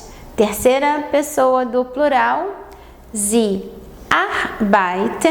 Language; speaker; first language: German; non-native, fluent; Portuguese